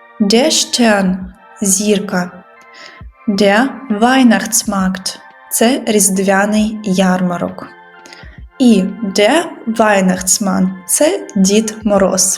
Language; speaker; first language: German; non-native, fluent; Ukrainian